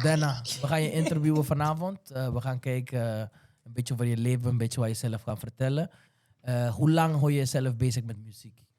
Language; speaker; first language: Dutch; non-native, fluent; Spanish